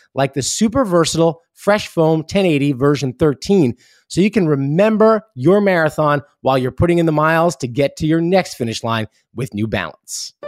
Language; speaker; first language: English; native; English